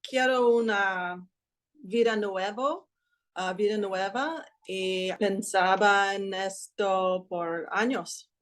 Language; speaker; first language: Spanish; non-native, learner; English